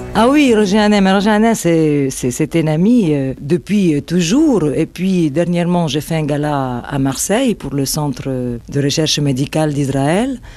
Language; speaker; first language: French; non-native, fluent; Italian